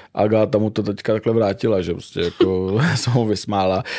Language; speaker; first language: Czech; non-native, fluent; Armenian